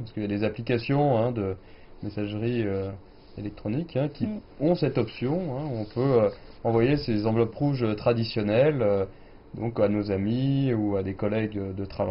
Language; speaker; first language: French; native; French